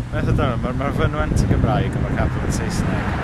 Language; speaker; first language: Welsh; native; Welsh